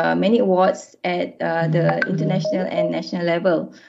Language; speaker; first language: English; non-native, local second language; Malay